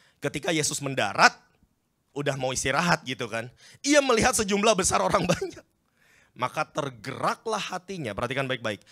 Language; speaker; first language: Indonesian; native; Indonesian